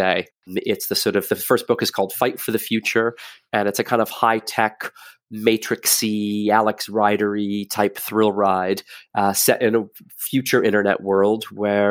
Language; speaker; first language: English; native; English